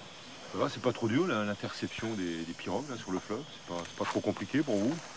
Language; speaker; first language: French; native; French